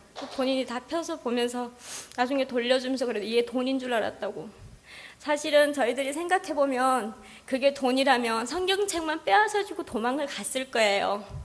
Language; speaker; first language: Korean; native; Korean